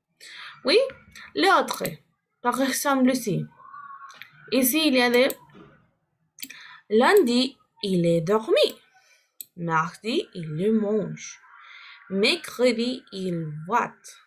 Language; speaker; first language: French; non-native, fluent; Spanish